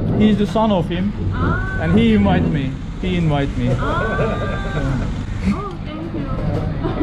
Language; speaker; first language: English; non-native, fluent; Turkish